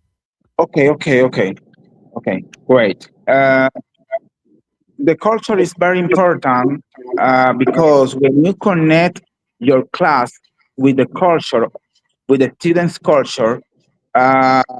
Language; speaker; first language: English; non-native, learner; Spanish